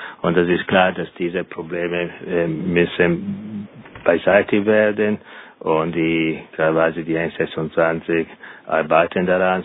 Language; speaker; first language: German; non-native, fluent; Italian